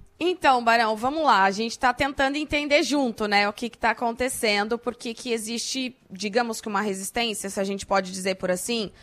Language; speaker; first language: Portuguese; native; Portuguese